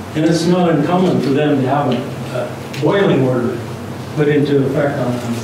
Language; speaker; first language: English; native; English